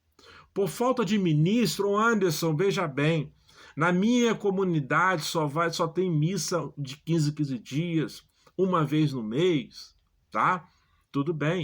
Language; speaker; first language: Portuguese; native; Portuguese